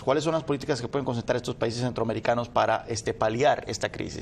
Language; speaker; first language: Spanish; native; Spanish